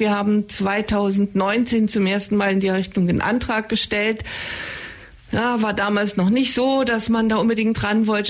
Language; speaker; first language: German; native; German